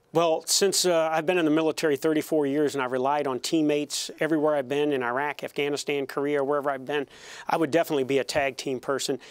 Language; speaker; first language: English; native; English